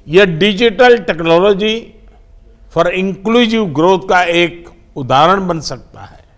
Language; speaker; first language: Hindi; non-native, local second language; Gujarati